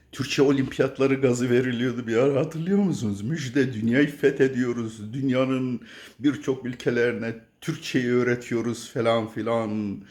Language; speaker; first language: Turkish; native; Turkish